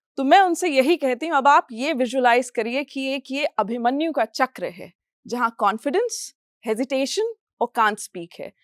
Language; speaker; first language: Hindi; non-native, fluent; English